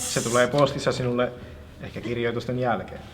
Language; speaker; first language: Finnish; native; Finnish